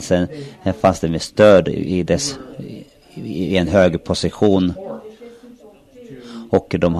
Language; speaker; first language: Swedish; non-native, local second language; Finnish